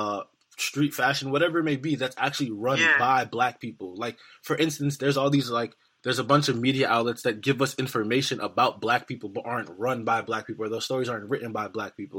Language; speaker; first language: English; native; English